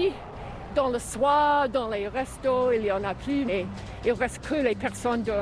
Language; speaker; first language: French; non-native, fluent; English